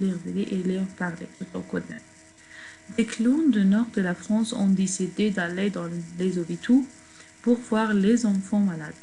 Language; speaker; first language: French; non-native, fluent; Arabic